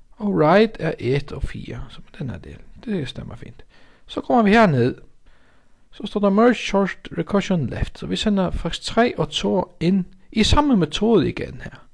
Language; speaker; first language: Danish; non-native, local second language; Faroese